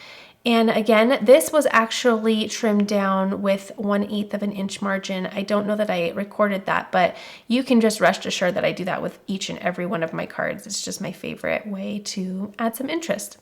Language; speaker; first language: English; native; English